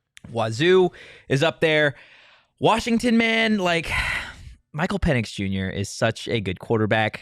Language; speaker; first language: English; native; English